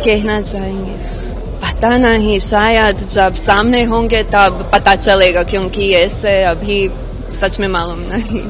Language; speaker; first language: Hindi; non-native, learner; Croatian